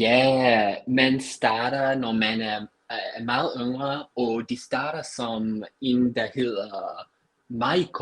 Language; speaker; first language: Danish; non-native, fluent; English